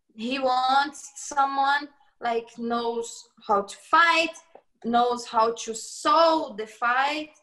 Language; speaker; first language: English; non-native, fluent; Portuguese